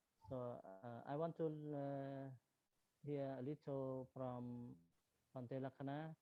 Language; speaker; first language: English; non-native, learner; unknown